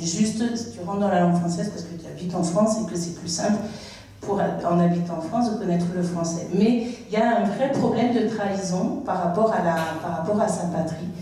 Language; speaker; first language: French; native; French